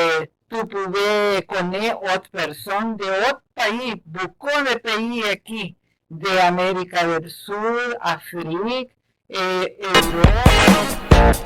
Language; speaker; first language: French; non-native, learner; Spanish